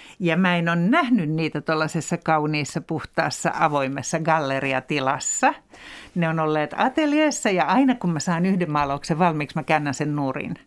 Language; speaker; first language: Finnish; native; Finnish